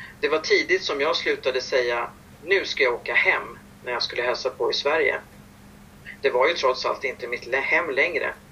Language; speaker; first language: Swedish; native; Swedish